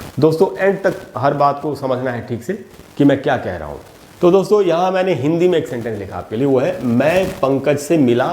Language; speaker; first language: Hindi; native; Hindi